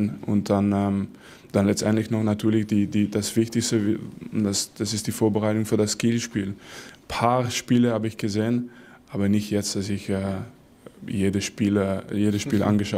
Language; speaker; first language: German; non-native, fluent; Dutch